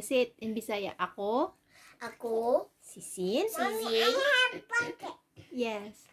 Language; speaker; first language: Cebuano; non-native, learner; English